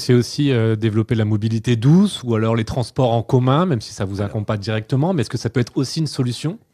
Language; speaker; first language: French; native; French